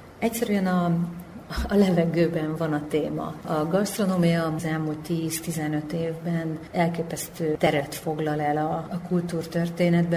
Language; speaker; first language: Hungarian; native; Hungarian